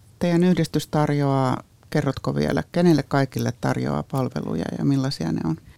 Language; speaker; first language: Finnish; native; Finnish